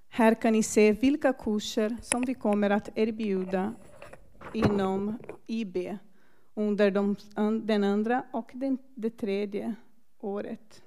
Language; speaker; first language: Swedish; non-native, fluent; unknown